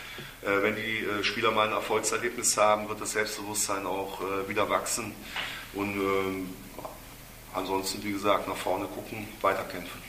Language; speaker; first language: German; native; German